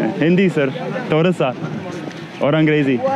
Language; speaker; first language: Hindi; non-native, learner; English